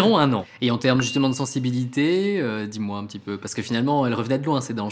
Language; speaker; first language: French; native; French